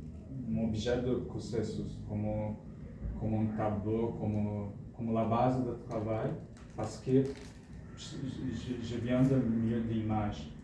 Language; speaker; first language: French; non-native, fluent; Portuguese